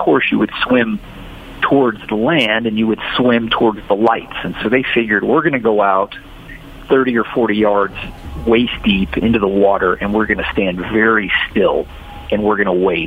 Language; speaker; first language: English; native; English